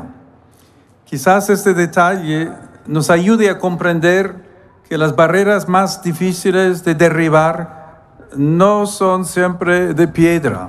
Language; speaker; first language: Spanish; non-native, fluent; English